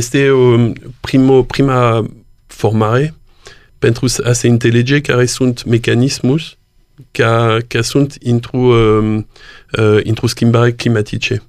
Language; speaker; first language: Romanian; non-native, learner; French